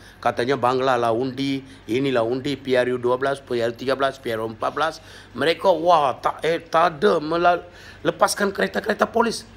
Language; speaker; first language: Malay; non-native, local second language; Tamil